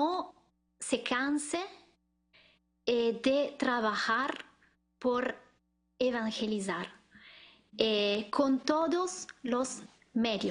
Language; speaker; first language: Spanish; non-native, fluent; Italian